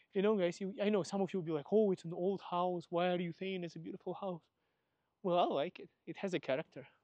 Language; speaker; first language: English; non-native, fluent; Russian